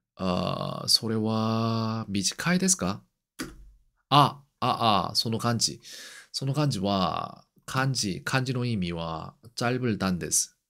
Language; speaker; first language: Japanese; non-native, learner; Korean